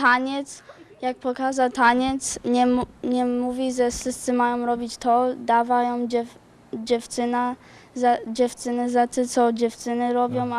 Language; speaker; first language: Polish; early bilingual, other home language; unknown